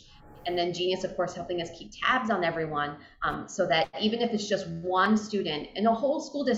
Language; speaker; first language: English; native; English